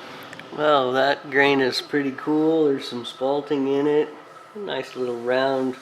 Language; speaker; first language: English; native; English